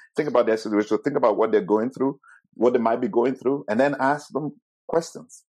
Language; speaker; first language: English; non-native, fluent; Italian